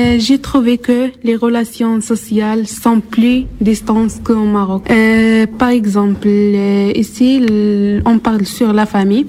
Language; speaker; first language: French; non-native, learner; Arabic